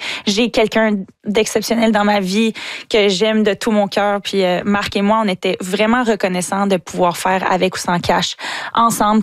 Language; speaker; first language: French; native; French